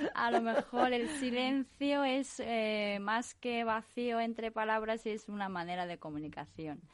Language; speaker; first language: Spanish; non-native, fluent; Japanese